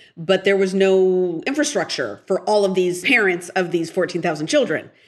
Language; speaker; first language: English; early bilingual, other home language; Spanish